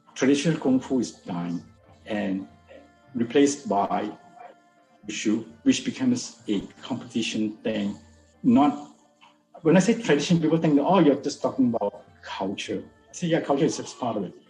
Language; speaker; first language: English; non-native, local second language; Min Nan Chinese